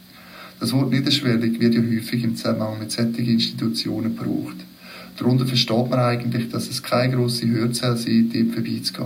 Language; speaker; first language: German; native; German